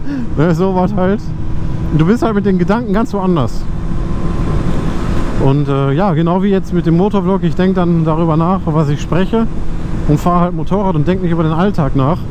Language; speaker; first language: German; native; German